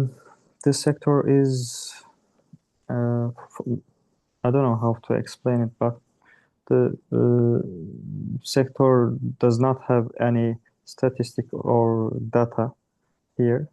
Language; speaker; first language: English; non-native, learner; Turkish